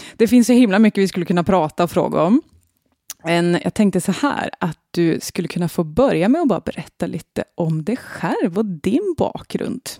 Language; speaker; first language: Swedish; native; Swedish